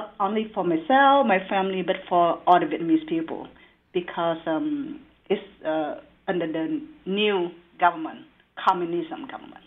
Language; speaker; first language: English; non-native, learner; Vietnamese